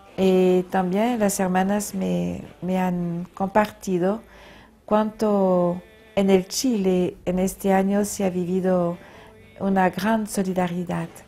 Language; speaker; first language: Spanish; non-native, fluent; French